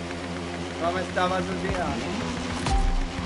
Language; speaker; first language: Spanish; non-native, learner; English